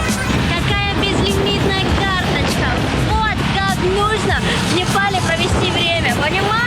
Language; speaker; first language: Russian; native; Russian